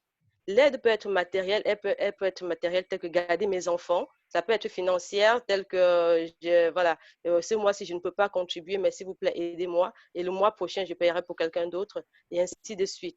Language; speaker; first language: French; native; French